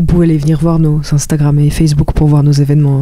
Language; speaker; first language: French; native; French